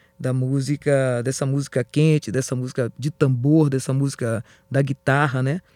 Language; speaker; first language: Portuguese; native; Portuguese